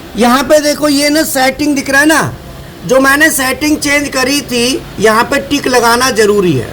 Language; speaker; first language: Hindi; native; Hindi